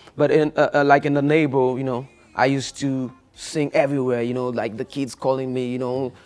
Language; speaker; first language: English; non-native, fluent; Haitian Creole